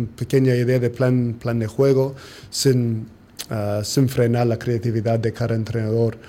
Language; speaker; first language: Spanish; non-native, fluent; English